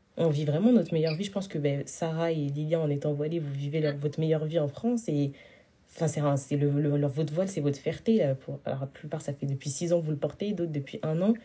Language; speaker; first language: French; early bilingual, other home language; Wolof